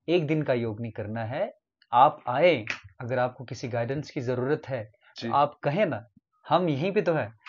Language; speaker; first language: Hindi; non-native, local second language; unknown